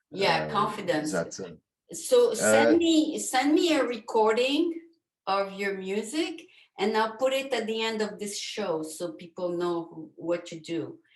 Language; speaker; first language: English; non-native, fluent; French